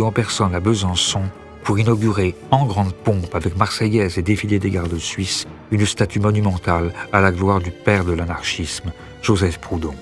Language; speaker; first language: French; native; French